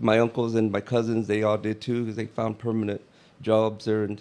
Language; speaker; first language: English; native; English